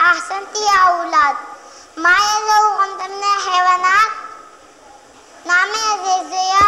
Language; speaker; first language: Arabic; non-native, learner; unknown